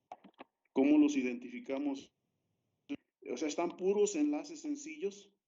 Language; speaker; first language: Spanish; native; Spanish